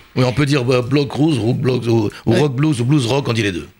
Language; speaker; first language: French; native; French